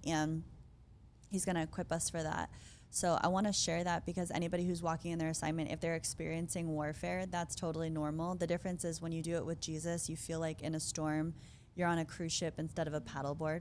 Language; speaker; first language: English; native; English